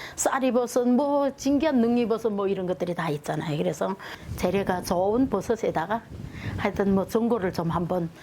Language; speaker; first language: Korean; native; Korean